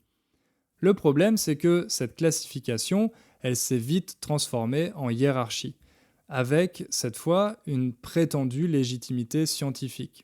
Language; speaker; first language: French; native; French